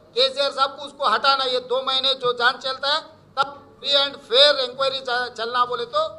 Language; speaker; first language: Hindi; non-native, local second language; Telugu